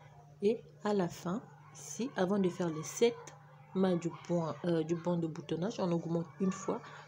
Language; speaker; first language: French; native; French